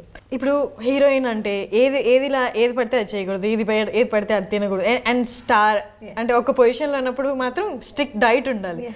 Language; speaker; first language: Telugu; native; Telugu